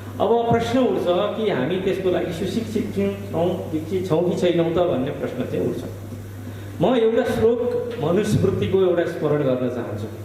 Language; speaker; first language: Nepali; native; Nepali